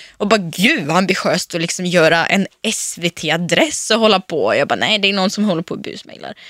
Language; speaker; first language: Swedish; early bilingual, other home language; Russian